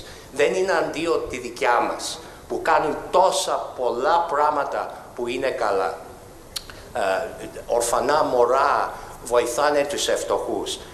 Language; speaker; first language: Greek; early bilingual, heritage; Greek